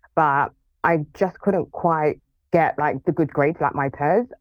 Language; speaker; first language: English; early bilingual, other home language; Yoruba